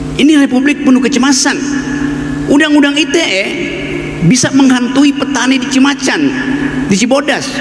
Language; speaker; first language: Indonesian; native; Indonesian